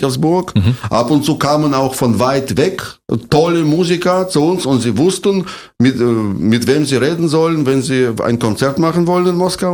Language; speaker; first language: German; non-native, fluent; Russian